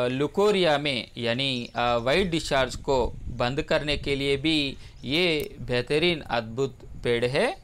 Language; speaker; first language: Hindi; non-native, local second language; Telugu